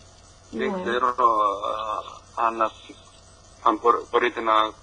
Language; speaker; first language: Greek; non-native, learner; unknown